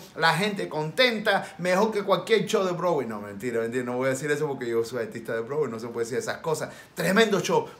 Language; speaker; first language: Spanish; early bilingual, heritage; Spanish